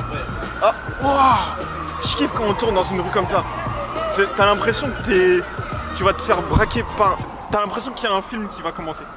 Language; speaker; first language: French; native; French